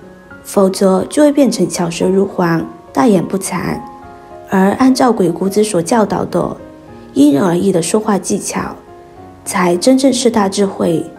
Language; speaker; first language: Chinese; native; Chinese